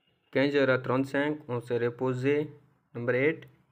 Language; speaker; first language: French; non-native, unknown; Hindi